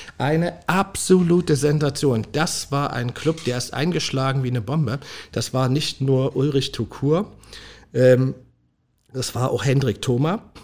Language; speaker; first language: German; native; German